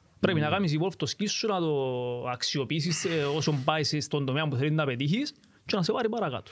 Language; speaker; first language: Greek; native; Greek